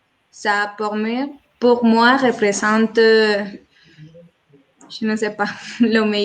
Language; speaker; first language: French; non-native, learner; Spanish